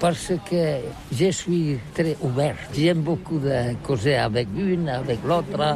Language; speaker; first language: French; non-native, learner; Catalan